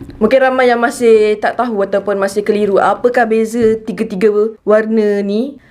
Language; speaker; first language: Malay; native; Malay